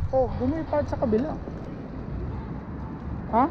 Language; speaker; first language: Filipino; native; Filipino